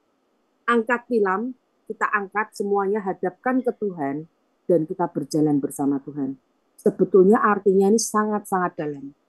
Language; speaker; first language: Indonesian; native; Indonesian